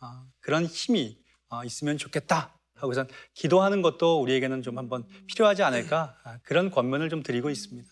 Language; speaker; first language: Korean; native; Korean